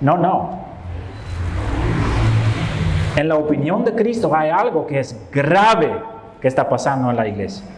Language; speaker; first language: Spanish; non-native, fluent; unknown